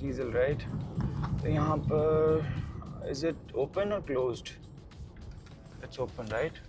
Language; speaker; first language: English; non-native, local second language; Hindi